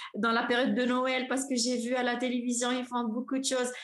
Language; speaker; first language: French; non-native, local second language; Arabic